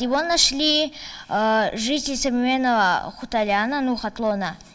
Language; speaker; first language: Russian; non-native, local second language; Tajik